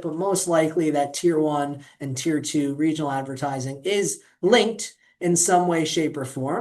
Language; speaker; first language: English; native; English